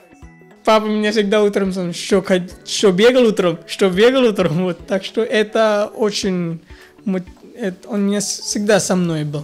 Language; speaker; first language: Russian; non-native, fluent; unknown